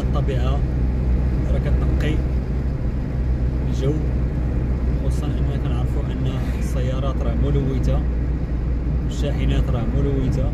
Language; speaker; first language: Arabic; native; Arabic